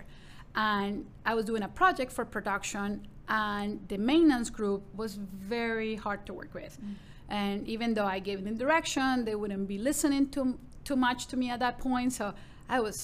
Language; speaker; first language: English; non-native, fluent; Spanish